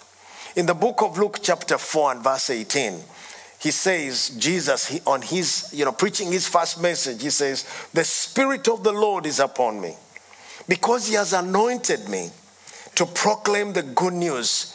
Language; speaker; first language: English; non-native, local second language; Ganda